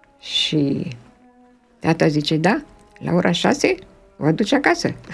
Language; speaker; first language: Romanian; early bilingual, other home language; French